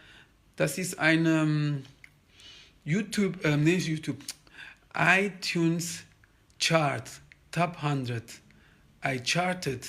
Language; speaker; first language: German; non-native, fluent; Kabuverdianu